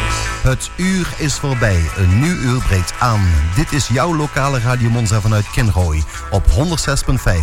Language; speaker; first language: Dutch; native; Dutch